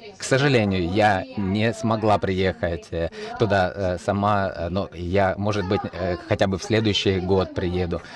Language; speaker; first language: Russian; non-native, fluent; Italian